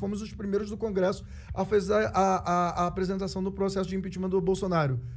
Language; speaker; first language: Portuguese; native; Portuguese